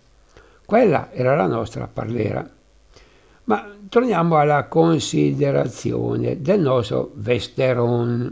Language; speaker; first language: Italian; native; Italian